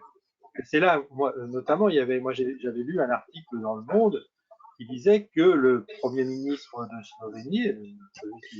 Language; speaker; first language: French; native; French